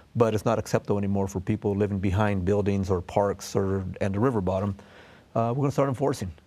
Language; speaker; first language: English; native; English